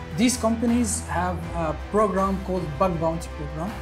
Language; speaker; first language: English; early bilingual, other home language; Arabic